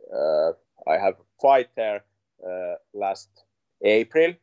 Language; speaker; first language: English; non-native, learner; Finnish